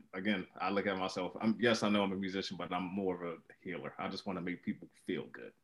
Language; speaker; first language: English; native; English